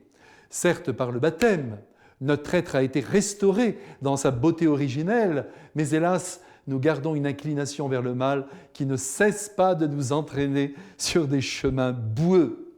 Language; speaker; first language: French; native; French